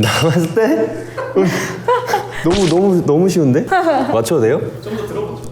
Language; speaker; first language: Korean; native; Korean